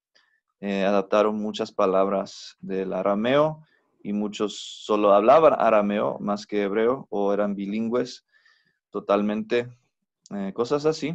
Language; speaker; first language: Spanish; non-native, fluent; English